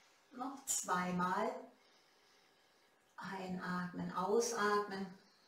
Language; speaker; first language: German; native; German